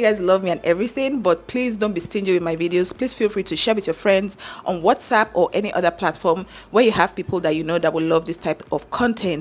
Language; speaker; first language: English; native; English